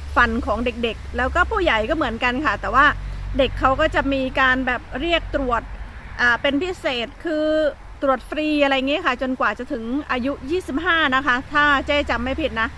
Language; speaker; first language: Thai; native; Thai